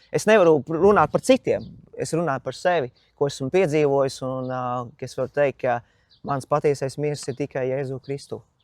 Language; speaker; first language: Latvian; native; Latvian